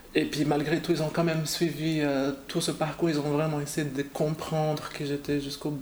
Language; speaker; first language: French; non-native, fluent; Portuguese